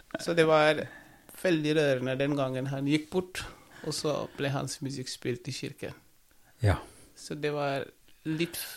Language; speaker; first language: Norwegian; non-native, fluent; Wolof